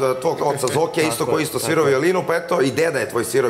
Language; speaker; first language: Serbian; native; Serbian